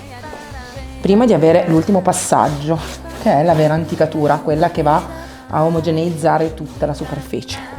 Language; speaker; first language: Italian; native; Italian